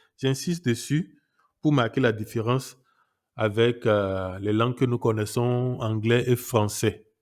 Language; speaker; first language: French; non-native, local second language; Yoruba